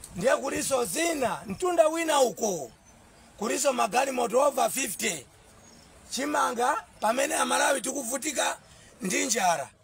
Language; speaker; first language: Nyanja; non-native, local second language; Tumbuka